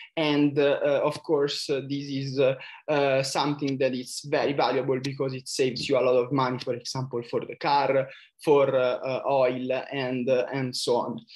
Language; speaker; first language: English; non-native, fluent; Italian